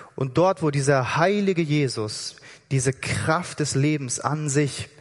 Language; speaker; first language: German; native; German